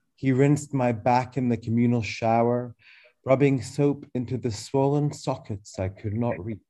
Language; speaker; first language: English; early bilingual, other home language; Arabic